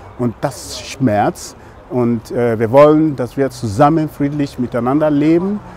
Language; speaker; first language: German; native; German